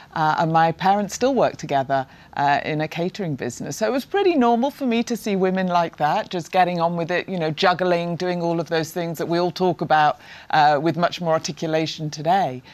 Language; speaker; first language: English; native; English